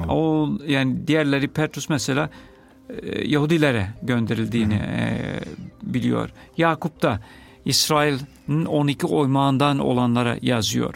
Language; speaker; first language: Turkish; non-native, fluent; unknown